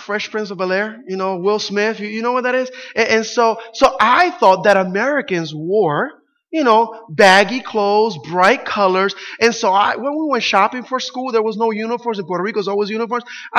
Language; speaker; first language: English; early bilingual, other home language; Spanish